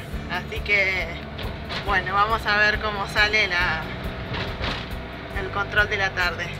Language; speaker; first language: Spanish; native; Spanish